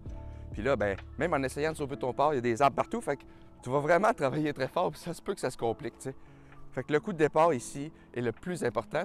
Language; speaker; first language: French; native; French